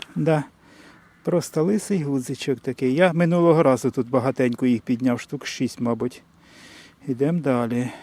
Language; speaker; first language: Ukrainian; non-native, local second language; Russian